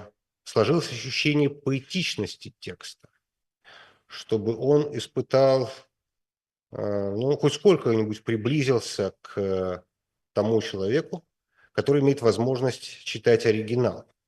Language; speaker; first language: Russian; native; Russian